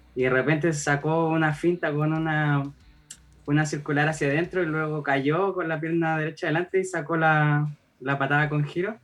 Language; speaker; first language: Spanish; native; Spanish